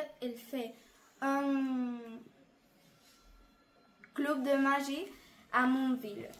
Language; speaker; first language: French; non-native, learner; Catalan